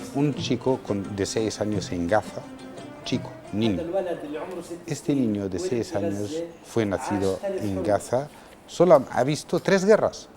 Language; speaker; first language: Spanish; non-native, fluent; Arabic